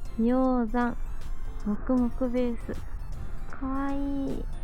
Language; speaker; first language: Japanese; native; Japanese